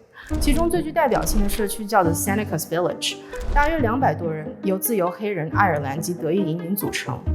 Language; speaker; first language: Chinese; native; Chinese